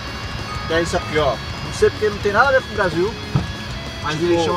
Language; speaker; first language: Portuguese; native; Portuguese